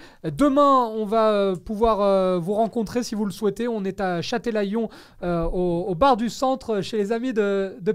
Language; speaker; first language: French; native; French